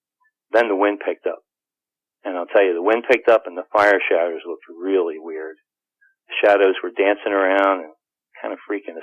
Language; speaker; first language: English; native; English